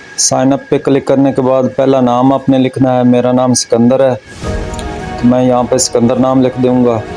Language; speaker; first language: Urdu; native; Urdu